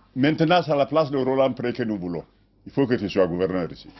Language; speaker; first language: French; non-native, local second language; Mandingo